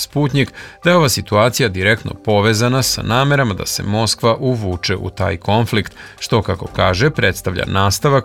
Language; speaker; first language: Serbian; native; Serbian